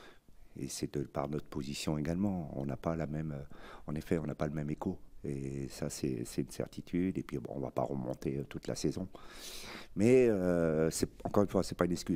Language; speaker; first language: French; native; French